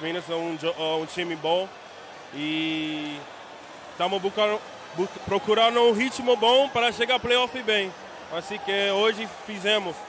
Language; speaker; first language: Portuguese; non-native, learner; Spanish